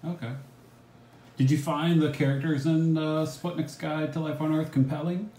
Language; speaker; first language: English; native; English